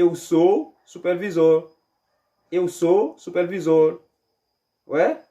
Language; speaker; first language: Portuguese; non-native, fluent; Haitian Creole